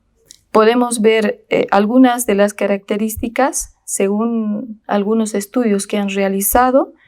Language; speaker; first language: Spanish; native; Spanish